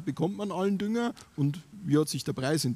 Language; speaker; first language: German; native; German